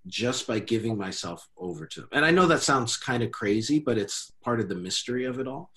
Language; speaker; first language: English; native; English